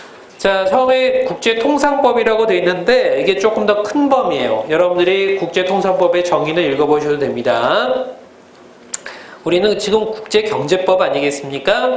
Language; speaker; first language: Korean; native; Korean